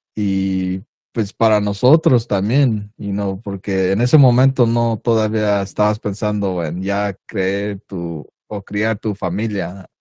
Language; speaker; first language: Spanish; early bilingual, heritage; Spanish